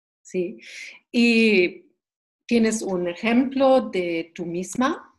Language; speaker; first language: Spanish; non-native, learner; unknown